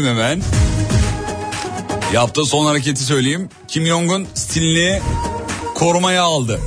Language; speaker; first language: Turkish; native; Turkish